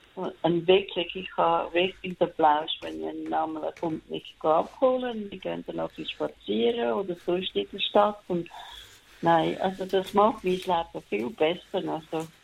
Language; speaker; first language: German; non-native, fluent; English